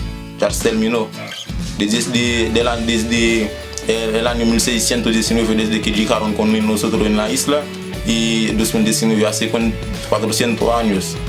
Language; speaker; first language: Spanish; non-native, fluent; Haitian Creole